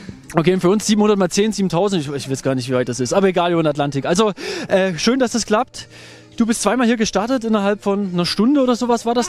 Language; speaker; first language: German; native; German